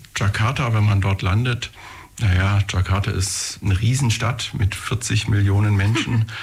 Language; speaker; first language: German; native; German